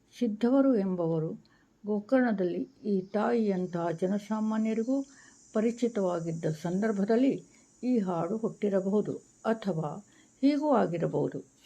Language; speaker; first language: Kannada; native; Kannada